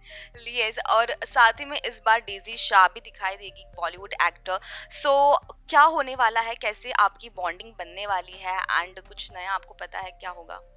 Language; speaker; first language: Hindi; native; Hindi